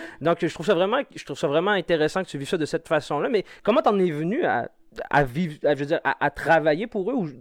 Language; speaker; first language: French; non-native, local second language; Arabic